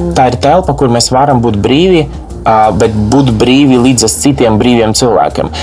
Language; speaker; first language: Latvian; non-native, local second language; Russian